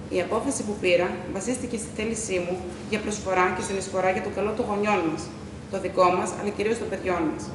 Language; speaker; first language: Greek; early bilingual, heritage; Greek